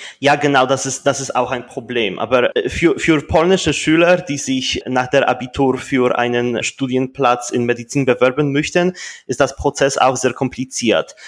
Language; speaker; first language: German; non-native, fluent; Polish